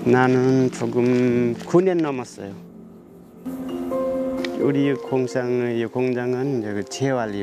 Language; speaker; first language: Korean; non-native, learner; Nepali